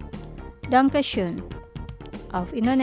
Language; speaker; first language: German; non-native, learner; Indonesian